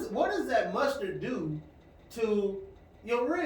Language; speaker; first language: English; native; English